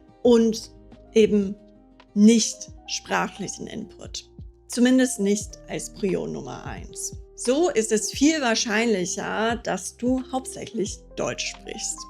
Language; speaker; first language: German; non-native, fluent; English